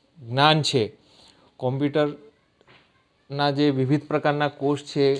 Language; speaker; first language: Gujarati; native; Gujarati